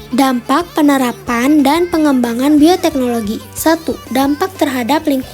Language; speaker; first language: Indonesian; native; Indonesian